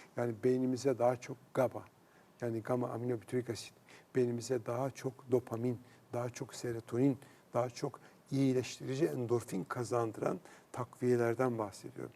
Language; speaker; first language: Turkish; native; Turkish